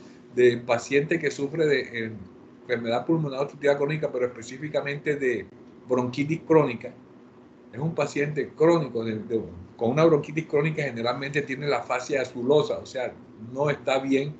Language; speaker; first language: Spanish; native; Spanish